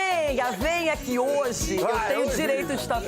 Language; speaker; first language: Portuguese; native; Portuguese